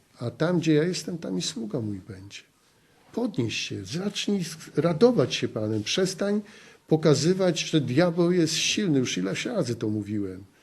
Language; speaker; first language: Polish; native; Polish